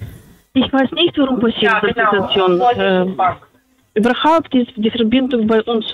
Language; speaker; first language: German; non-native, fluent; Polish